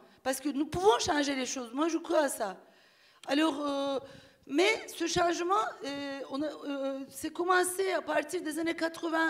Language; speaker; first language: French; non-native, fluent; Turkish